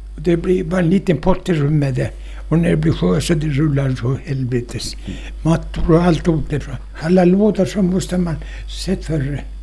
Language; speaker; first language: Swedish; native; Swedish